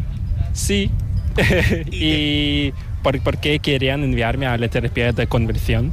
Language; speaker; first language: Spanish; non-native, fluent; Korean